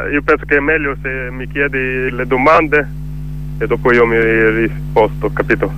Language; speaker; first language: Italian; non-native, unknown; Swedish